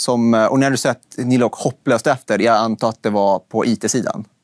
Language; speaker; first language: Swedish; native; Swedish